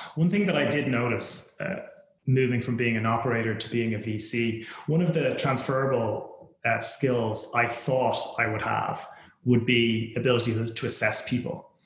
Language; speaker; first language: English; native; English